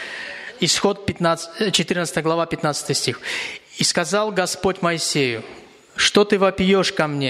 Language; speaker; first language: Russian; native; Russian